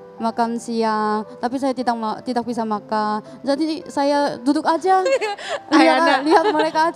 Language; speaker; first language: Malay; non-native, learner; Korean